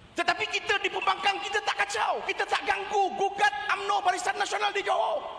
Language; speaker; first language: Malay; native; Malay